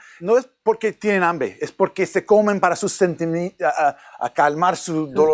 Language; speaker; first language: Spanish; non-native, learner; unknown